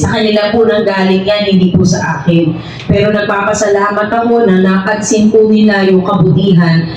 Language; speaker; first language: Filipino; native; Filipino